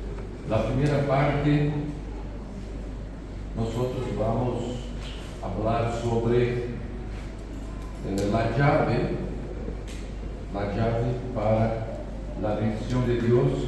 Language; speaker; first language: Spanish; non-native, fluent; Portuguese